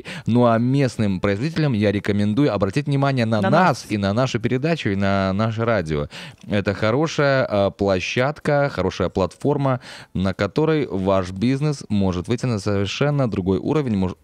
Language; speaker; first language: Russian; native; Russian